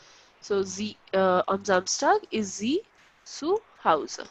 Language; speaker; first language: German; non-native, local second language; Hindi